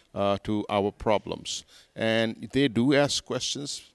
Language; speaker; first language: English; non-native, local second language; Urdu